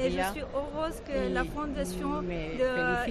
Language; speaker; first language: French; non-native, fluent; Persian